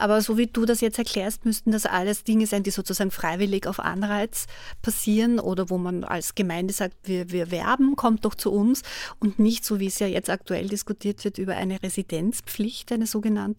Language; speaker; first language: German; native; German